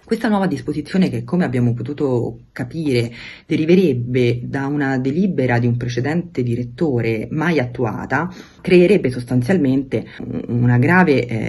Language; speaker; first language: Italian; native; Italian